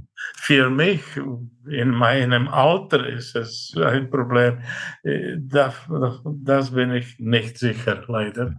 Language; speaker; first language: German; non-native, fluent; Czech